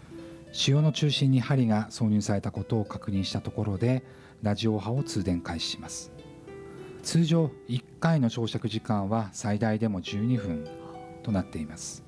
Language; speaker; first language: Japanese; native; Japanese